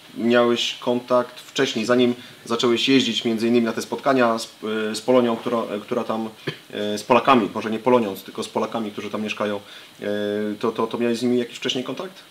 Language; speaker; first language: Polish; native; Polish